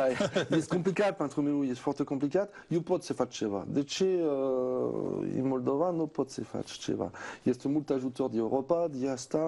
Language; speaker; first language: Romanian; non-native, learner; French